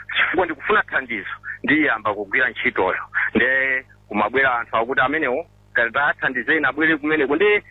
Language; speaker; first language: Nyanja; non-native, local second language; Tumbuka